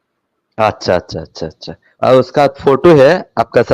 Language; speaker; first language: Hindi; non-native, learner; Bangla